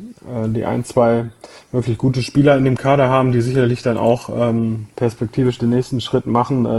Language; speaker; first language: German; native; German